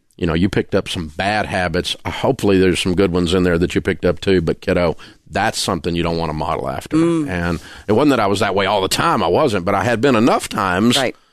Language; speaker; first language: English; native; English